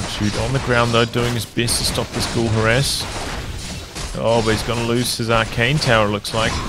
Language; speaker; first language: English; native; English